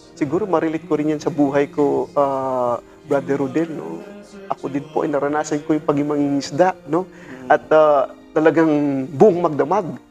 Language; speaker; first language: Filipino; non-native, local second language; Cebuano